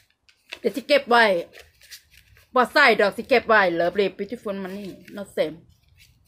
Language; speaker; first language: English; non-native, learner; Thai